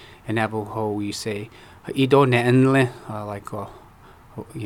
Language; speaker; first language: English; early bilingual, other home language; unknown